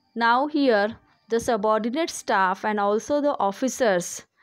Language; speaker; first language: English; non-native, local second language; Marathi